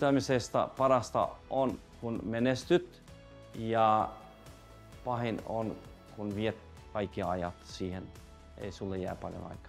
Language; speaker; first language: Finnish; non-native, learner; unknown